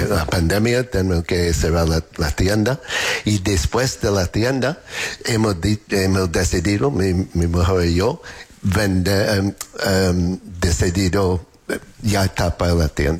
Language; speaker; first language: Spanish; non-native, learner; English